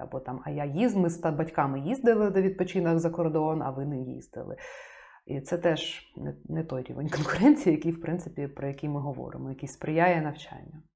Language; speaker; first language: Ukrainian; native; Ukrainian